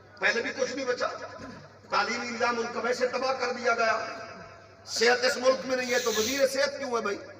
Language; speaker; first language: Urdu; non-native, local second language; Punjabi